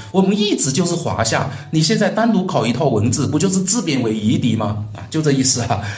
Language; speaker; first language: Chinese; non-native, local second language; Hakka Chinese